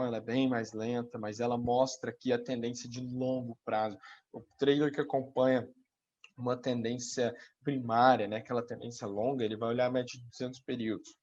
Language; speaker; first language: Portuguese; native; Portuguese